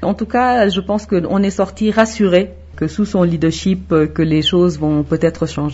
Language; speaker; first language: French; non-native, local second language; Wolof